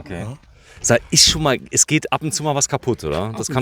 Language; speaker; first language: German; native; German